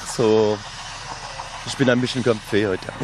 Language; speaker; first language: German; non-native, learner; French